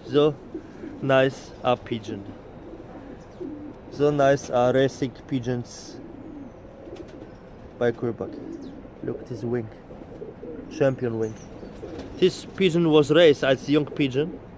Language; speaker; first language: English; non-native, learner; Polish